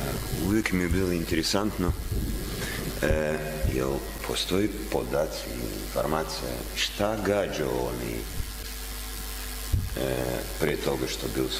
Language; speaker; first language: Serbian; non-native, learner; Russian